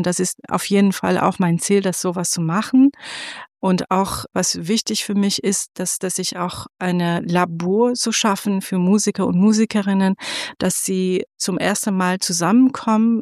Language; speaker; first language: German; non-native, fluent; Persian